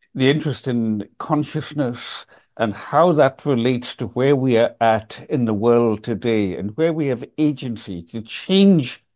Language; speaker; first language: English; native; English